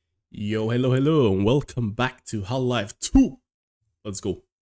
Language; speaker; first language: English; non-native, fluent; Spanish